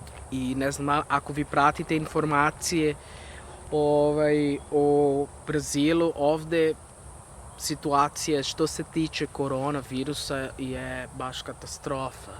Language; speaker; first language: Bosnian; non-native, fluent; Portuguese